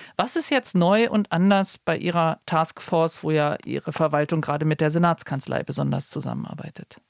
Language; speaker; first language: German; native; German